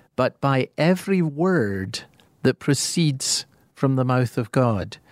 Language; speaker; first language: English; native; English